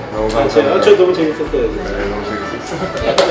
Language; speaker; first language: Korean; non-native, fluent; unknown